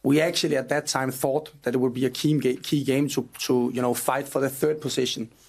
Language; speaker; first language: English; non-native, fluent; Danish